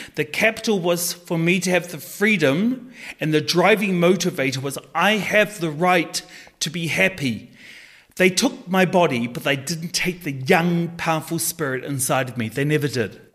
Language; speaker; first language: English; native; English